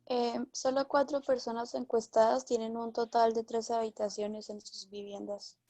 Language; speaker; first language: Spanish; native; Spanish